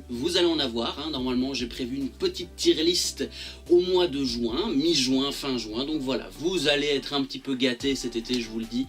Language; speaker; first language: French; native; French